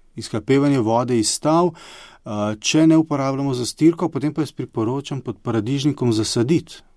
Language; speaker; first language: Slovenian; early bilingual, other home language; Bosnian